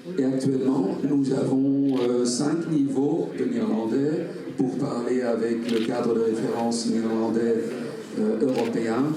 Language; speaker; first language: French; non-native, fluent; Dutch